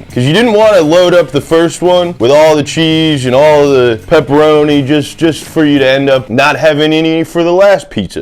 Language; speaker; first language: English; native; English